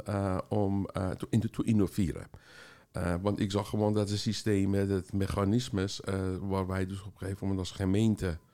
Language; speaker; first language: Dutch; non-native, fluent; Persian